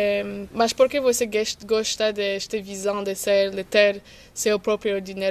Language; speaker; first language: Portuguese; non-native, fluent; English